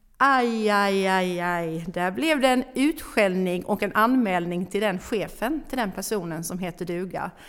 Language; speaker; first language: Swedish; native; Swedish